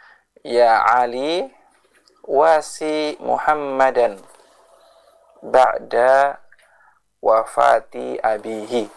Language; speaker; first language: Arabic; non-native, fluent; Indonesian